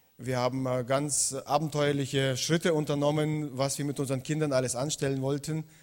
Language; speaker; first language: German; non-native, fluent; Russian